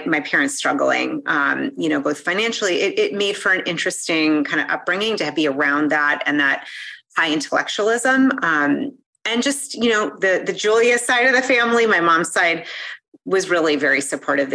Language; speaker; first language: English; native; English